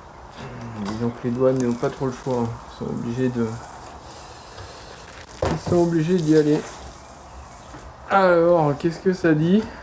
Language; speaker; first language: French; native; French